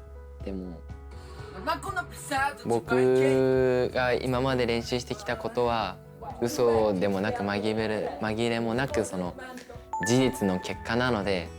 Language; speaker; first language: Japanese; native; Japanese